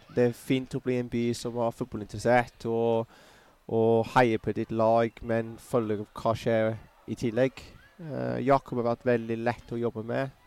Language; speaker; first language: Norwegian; non-native, fluent; English